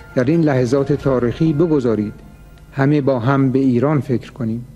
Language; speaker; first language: Persian; native; Persian